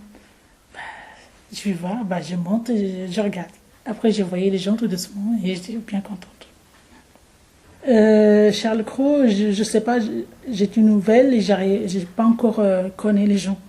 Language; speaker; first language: French; non-native, fluent; Arabic